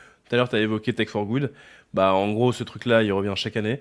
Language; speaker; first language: French; native; French